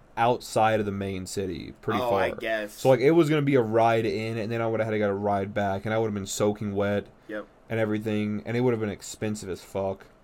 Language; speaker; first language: English; native; English